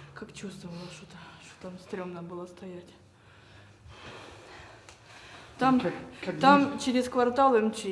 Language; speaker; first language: Russian; native; Russian